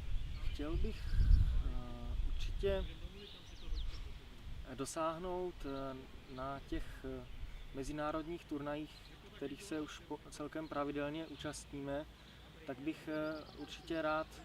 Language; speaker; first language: Czech; native; Czech